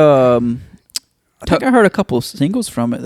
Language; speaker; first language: English; native; English